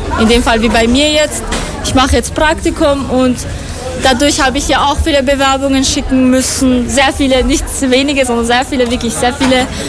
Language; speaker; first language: German; non-native, fluent; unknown